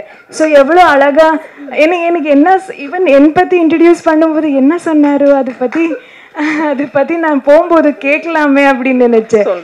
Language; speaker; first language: Tamil; non-native, learner; Kannada